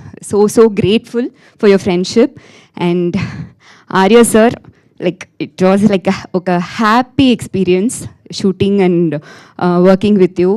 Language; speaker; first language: Telugu; non-native, learner; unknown